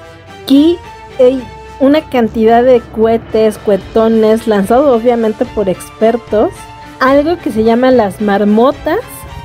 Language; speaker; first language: Spanish; native; Spanish